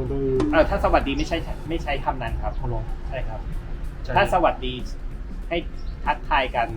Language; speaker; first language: Thai; native; Thai